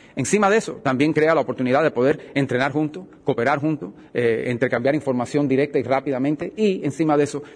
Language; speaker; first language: Spanish; early bilingual, heritage; Spanish